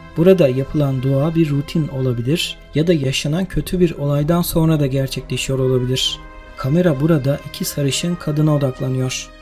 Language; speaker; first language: Turkish; native; Turkish